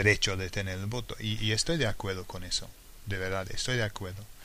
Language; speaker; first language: Spanish; non-native, fluent; English